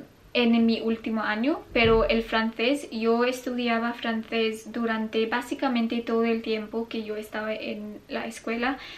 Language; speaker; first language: Spanish; non-native, fluent; English